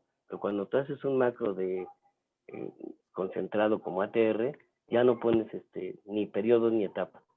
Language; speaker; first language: Spanish; native; Spanish